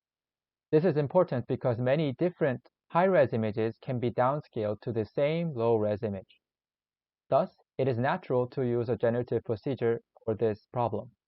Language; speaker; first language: English; non-native, learner; Korean